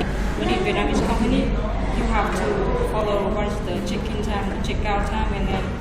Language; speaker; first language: English; non-native, fluent; Vietnamese